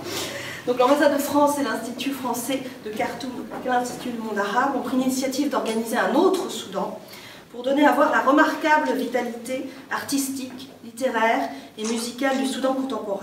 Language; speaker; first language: French; native; French